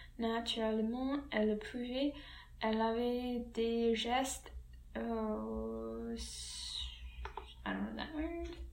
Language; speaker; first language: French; non-native, learner; English